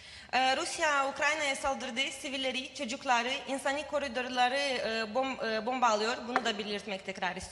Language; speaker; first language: Turkish; non-native, learner; Ukrainian